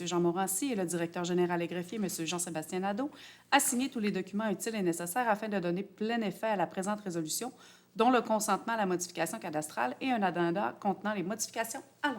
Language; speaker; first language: French; native; French